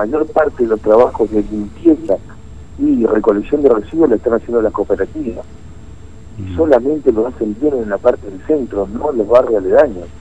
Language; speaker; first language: Spanish; native; Spanish